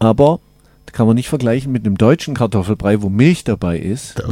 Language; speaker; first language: German; native; German